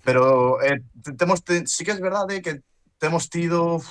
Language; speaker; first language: Spanish; native; Spanish